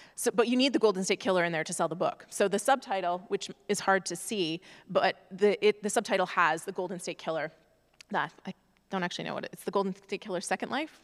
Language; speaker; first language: English; native; English